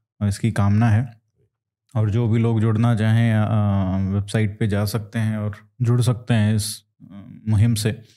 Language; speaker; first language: Hindi; native; Hindi